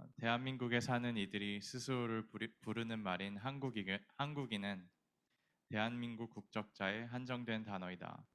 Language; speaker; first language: Korean; native; Korean